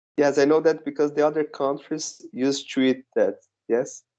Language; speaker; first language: English; non-native, learner; Portuguese